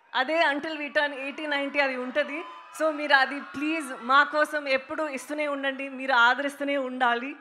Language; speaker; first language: Telugu; non-native, local second language; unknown